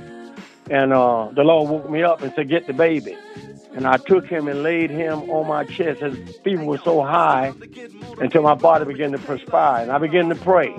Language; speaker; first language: English; native; English